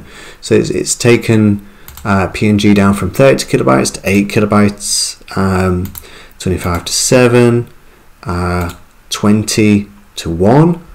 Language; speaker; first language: English; native; English